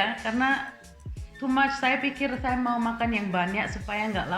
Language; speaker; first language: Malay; early bilingual, heritage; Malay